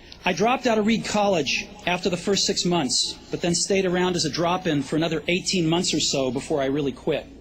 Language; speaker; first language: English; native; English